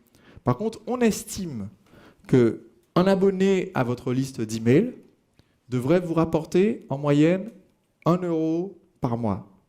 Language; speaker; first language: French; native; French